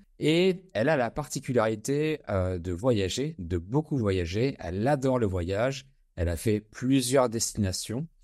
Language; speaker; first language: French; native; French